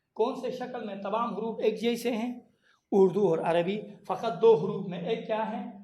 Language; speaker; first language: Urdu; non-native, local second language; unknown